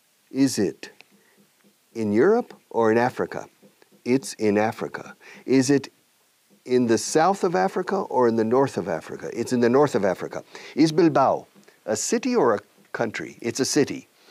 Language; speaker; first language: English; native; English